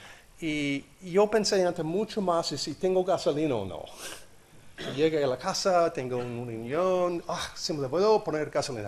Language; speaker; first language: Spanish; non-native, learner; English